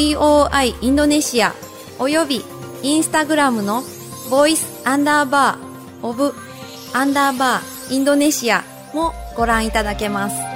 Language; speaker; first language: Japanese; non-native, fluent; Indonesian